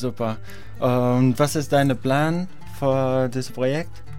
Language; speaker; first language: German; non-native, learner; Arabic